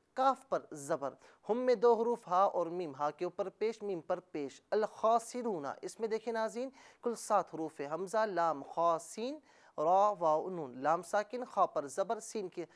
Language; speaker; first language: Urdu; native; Urdu